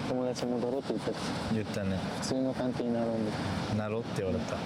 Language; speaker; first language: Japanese; native; Japanese